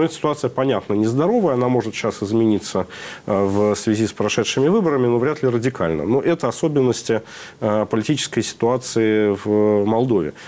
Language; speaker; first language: Russian; native; Russian